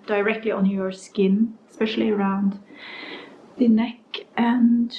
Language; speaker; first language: English; non-native, fluent; Norwegian